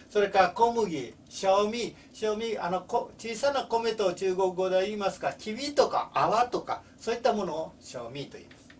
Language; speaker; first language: Japanese; native; Japanese